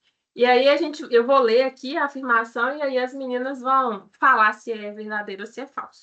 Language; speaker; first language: Portuguese; native; Portuguese